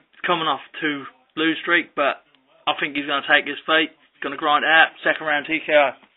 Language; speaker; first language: English; native; English